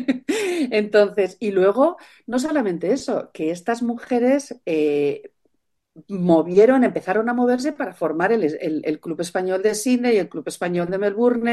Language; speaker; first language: Spanish; native; Spanish